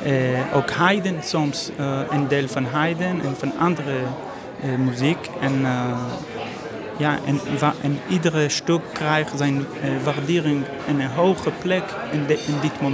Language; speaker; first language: Dutch; non-native, learner; Hebrew